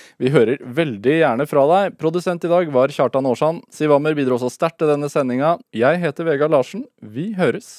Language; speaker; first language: Norwegian; native; Norwegian